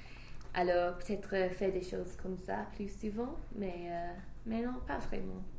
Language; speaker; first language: French; non-native, fluent; English